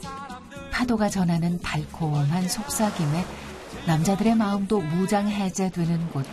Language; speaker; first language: Korean; native; Korean